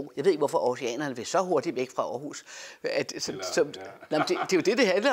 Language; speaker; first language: Danish; native; Danish